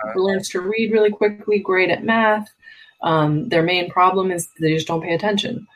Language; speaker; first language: English; native; English